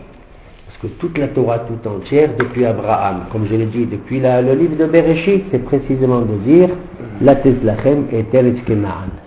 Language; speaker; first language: French; native; French